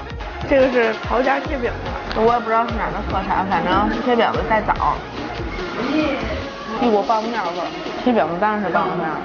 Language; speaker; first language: Chinese; native; Chinese